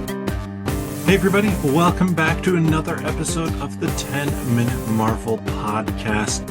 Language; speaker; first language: English; native; English